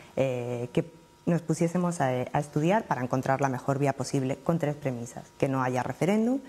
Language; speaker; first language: Spanish; native; Spanish